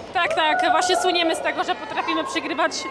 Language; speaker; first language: Polish; native; Polish